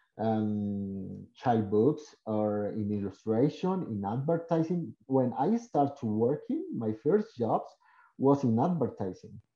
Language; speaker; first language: English; non-native, learner; Spanish